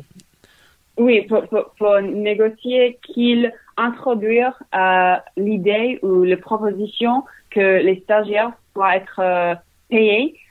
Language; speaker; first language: French; non-native, learner; English